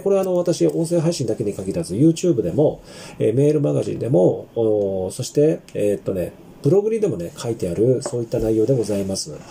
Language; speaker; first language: Japanese; native; Japanese